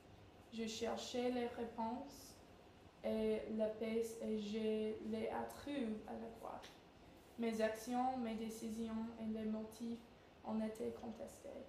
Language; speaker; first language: French; non-native, learner; English